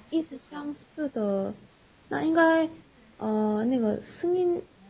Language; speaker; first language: Chinese; non-native, fluent; Korean